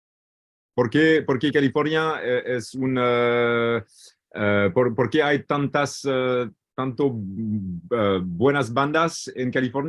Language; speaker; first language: Spanish; non-native, learner; English